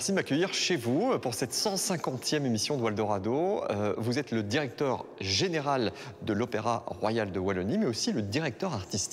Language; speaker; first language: French; native; French